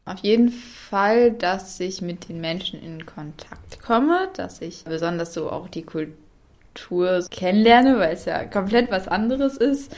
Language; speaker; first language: German; native; German